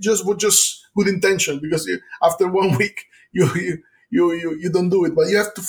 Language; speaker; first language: English; non-native, fluent; Italian